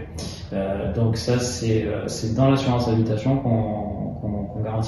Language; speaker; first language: French; native; French